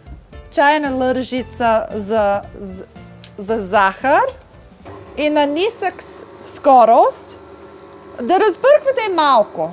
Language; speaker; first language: Bulgarian; non-native, learner; English